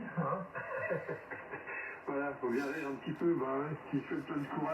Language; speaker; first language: French; native; French